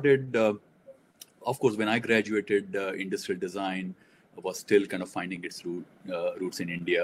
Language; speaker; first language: English; non-native, local second language; Marathi